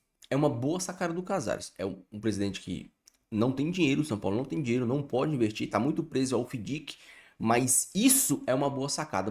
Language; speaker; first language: Portuguese; native; Portuguese